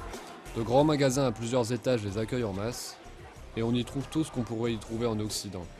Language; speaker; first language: French; native; French